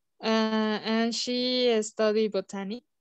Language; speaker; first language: English; non-native, learner; Spanish